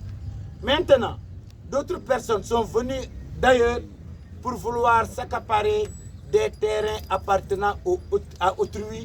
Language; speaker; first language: French; non-native, local second language; Wolof